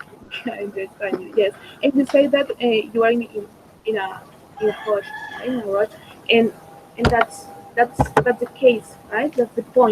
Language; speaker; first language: English; non-native, fluent; Spanish